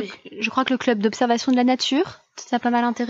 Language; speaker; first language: French; native; French